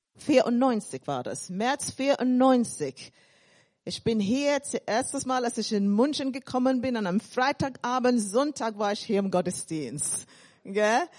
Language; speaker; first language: German; non-native, fluent; English